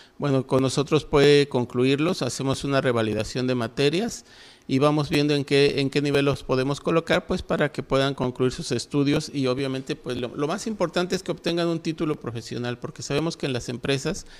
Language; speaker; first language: Spanish; native; Spanish